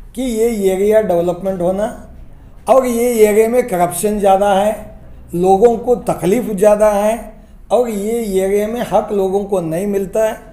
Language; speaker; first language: Hindi; non-native, local second language; Kannada